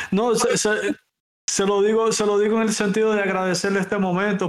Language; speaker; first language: Spanish; native; Spanish